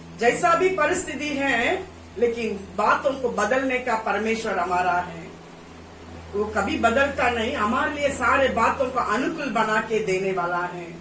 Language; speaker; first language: Hindi; non-native, local second language; Tamil